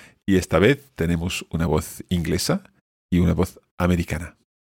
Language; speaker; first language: Spanish; non-native, fluent; English